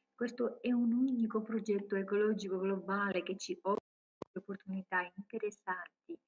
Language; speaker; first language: Italian; non-native, learner; Georgian